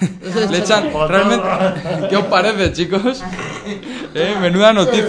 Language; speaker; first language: Spanish; native; Spanish